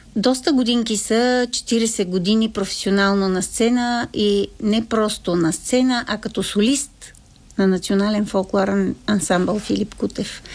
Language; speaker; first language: Bulgarian; native; Bulgarian